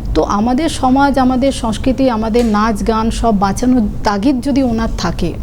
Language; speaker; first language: Bangla; non-native, local second language; Santali